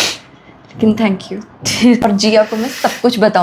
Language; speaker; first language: Hindi; native; Hindi